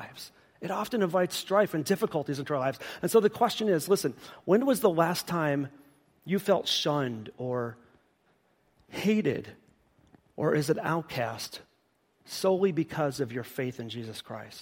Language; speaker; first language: English; native; English